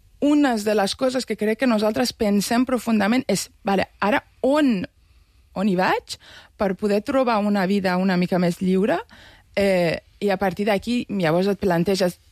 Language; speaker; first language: Catalan; non-native, fluent; Persian